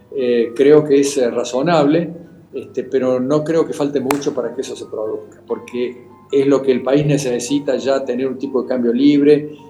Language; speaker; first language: Spanish; native; Spanish